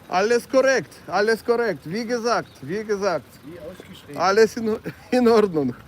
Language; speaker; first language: German; non-native, learner; Ukrainian